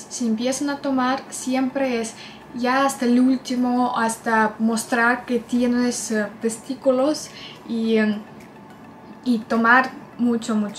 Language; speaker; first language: Spanish; non-native, fluent; Russian